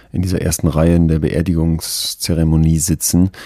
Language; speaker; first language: German; native; German